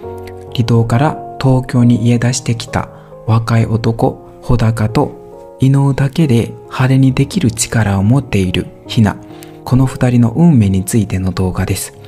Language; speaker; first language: Japanese; non-native, learner; Burmese